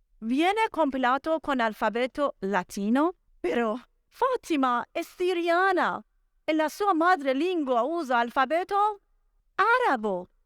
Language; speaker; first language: Italian; non-native, fluent; Persian